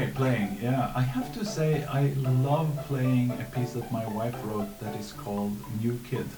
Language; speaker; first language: English; non-native, fluent; Norwegian